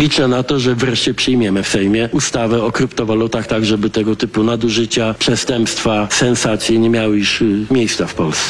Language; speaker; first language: Polish; native; Polish